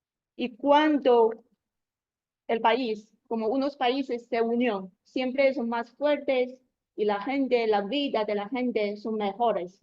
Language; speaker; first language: Spanish; non-native, learner; Chinese